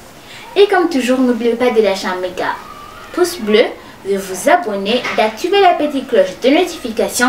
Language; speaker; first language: French; non-native, local second language; Kinyarwanda